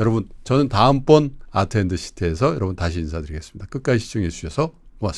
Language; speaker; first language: Korean; native; Korean